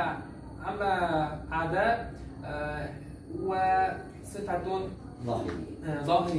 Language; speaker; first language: Arabic; non-native, learner; Uzbek